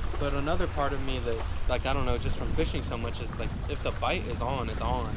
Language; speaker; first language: English; native; English